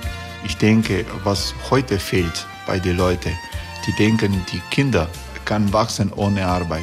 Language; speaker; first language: German; non-native, learner; Croatian